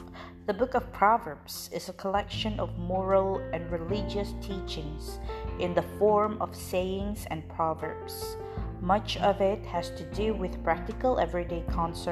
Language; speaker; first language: English; non-native, fluent; Indonesian